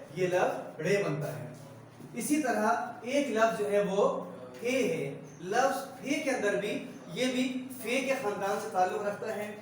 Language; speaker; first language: Urdu; native; Urdu